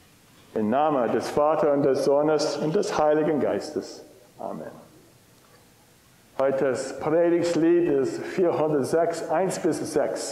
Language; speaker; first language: German; non-native, fluent; English